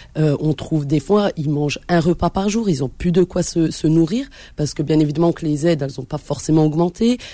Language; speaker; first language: French; early bilingual, other home language; Arabic